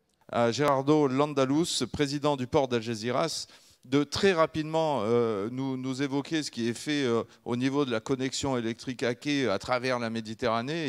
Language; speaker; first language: French; native; French